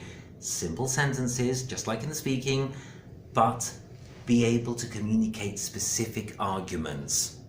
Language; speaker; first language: English; non-native, fluent; Greek